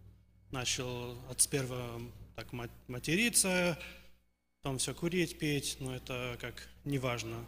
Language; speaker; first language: Russian; early bilingual, heritage; Russian